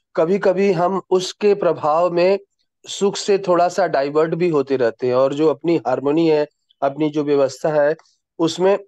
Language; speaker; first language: Hindi; native; Hindi